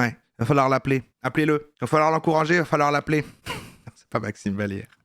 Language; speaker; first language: French; native; French